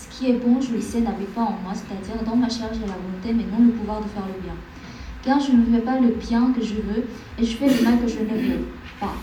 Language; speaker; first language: French; non-native, fluent; Korean